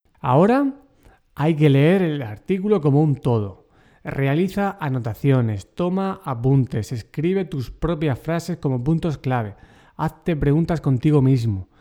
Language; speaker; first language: Spanish; native; Spanish